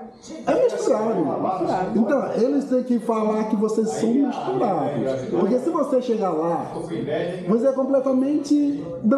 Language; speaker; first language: Portuguese; non-native, fluent; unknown